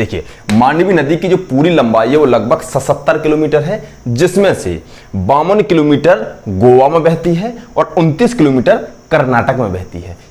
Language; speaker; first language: Hindi; native; Hindi